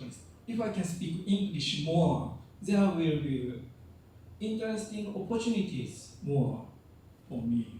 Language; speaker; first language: English; non-native, fluent; Japanese